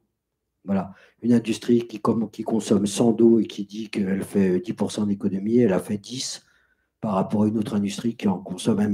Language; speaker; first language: French; native; French